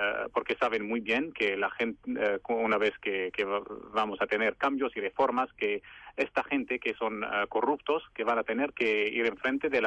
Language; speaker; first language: Spanish; non-native, fluent; Arabic